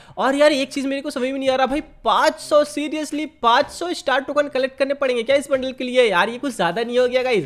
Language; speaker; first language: Hindi; native; Hindi